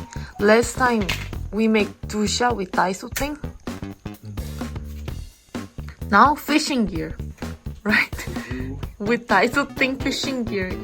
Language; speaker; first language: English; non-native, fluent; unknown